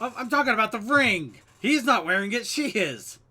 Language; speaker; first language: English; native; English